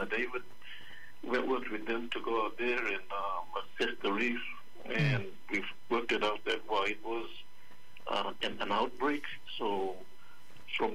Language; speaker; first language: English; native; English